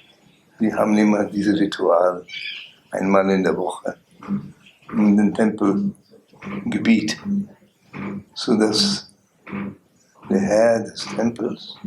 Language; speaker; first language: German; non-native, learner; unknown